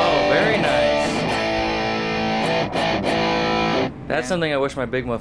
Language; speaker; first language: English; native; English